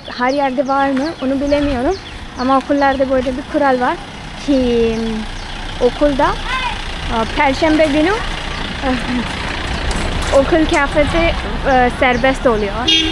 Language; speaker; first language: Turkish; non-native, fluent; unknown